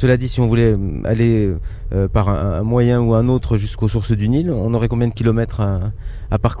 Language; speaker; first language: French; native; French